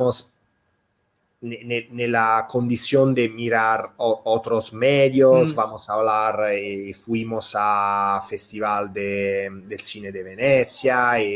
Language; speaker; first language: Spanish; non-native, fluent; Italian